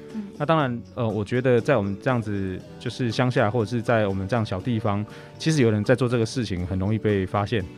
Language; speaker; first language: Chinese; native; Chinese